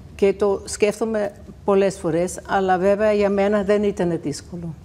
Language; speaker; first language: Greek; non-native, fluent; Danish